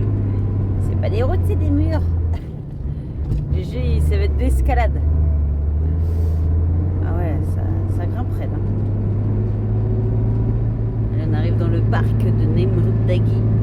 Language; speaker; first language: French; native; French